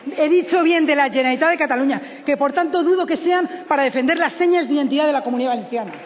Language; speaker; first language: Spanish; native; Spanish